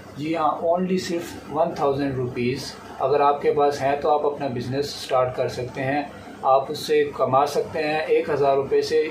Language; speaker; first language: Urdu; non-native, local second language; Punjabi